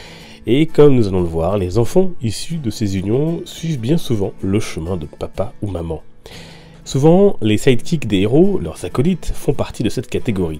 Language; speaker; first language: French; native; French